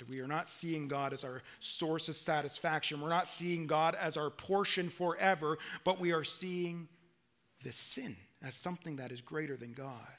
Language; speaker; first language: English; native; English